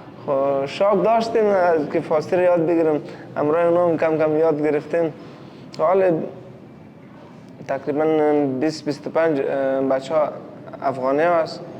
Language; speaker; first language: Persian; non-native, learner; Pashto